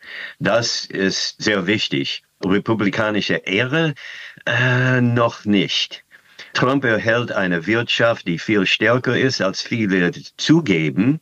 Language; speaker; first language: German; non-native, fluent; English